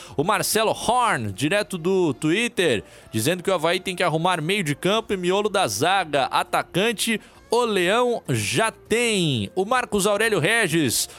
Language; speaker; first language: Portuguese; native; Portuguese